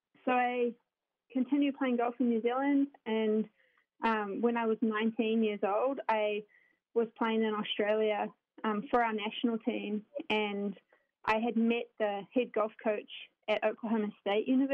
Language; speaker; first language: English; native; English